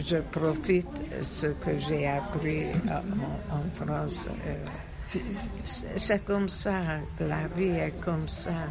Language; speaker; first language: French; non-native, fluent; Hungarian